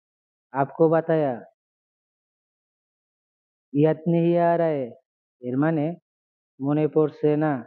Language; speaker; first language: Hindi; non-native, fluent; Bangla